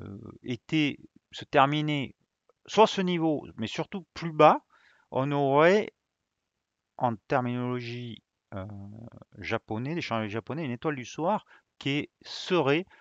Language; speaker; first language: French; native; French